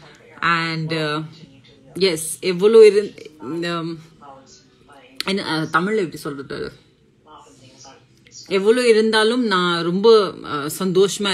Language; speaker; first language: Tamil; non-native, local second language; Assamese